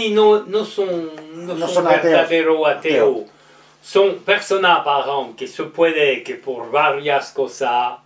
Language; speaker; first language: Spanish; non-native, learner; French